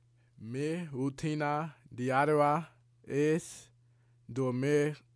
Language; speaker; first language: Spanish; non-native, learner; English